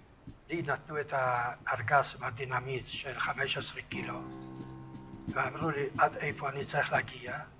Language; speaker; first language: Hebrew; non-native, fluent; Yiddish